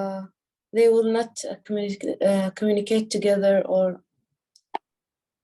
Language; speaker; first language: English; non-native, learner; Arabic